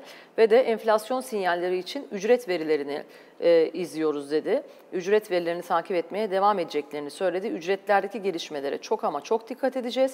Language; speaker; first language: Turkish; native; Turkish